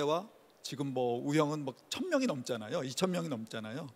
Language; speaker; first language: Korean; native; Korean